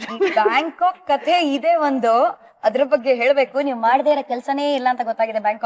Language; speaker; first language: Kannada; native; Kannada